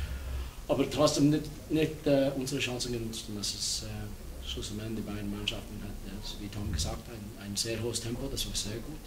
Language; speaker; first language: German; non-native, fluent; English